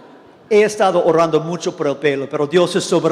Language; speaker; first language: Spanish; non-native, fluent; English